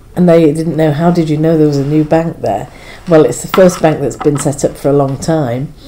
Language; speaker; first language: English; native; English